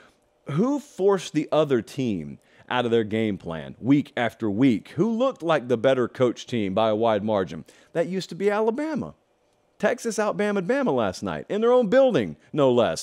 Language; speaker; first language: English; native; English